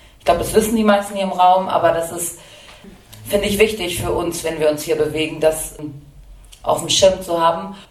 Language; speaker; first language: German; native; German